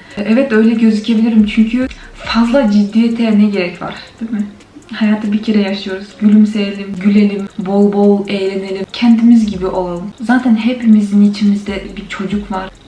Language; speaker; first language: Turkish; non-native, fluent; Kyrgyz